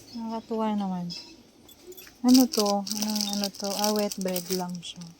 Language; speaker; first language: Filipino; native; Filipino